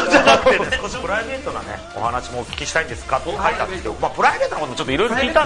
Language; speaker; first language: Japanese; native; Japanese